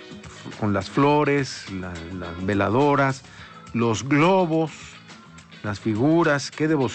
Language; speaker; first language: Spanish; native; Spanish